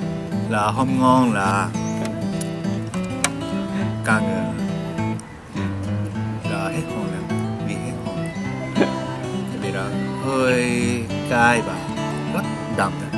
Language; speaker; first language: Vietnamese; non-native, learner; Japanese